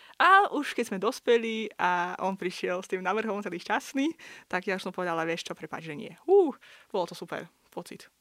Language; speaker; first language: Slovak; non-native, fluent; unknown